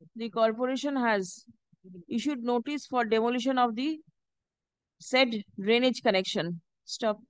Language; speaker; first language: English; non-native, local second language; Bangla